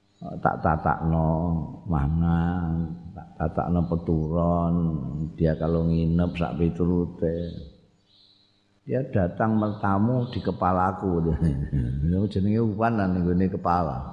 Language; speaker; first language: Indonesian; non-native, local second language; Javanese